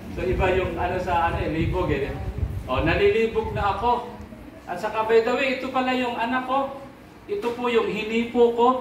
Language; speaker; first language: Filipino; non-native, local second language; Aklanon